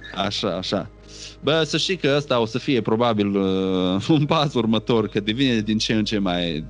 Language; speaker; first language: Romanian; native; Romanian